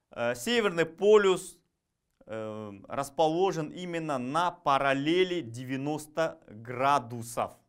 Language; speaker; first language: Russian; non-native, local second language; Kazakh